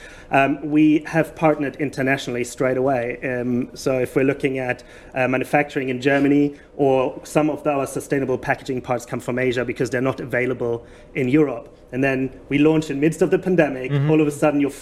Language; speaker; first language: English; non-native, fluent; German